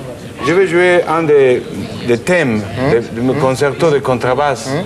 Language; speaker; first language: French; non-native, fluent; English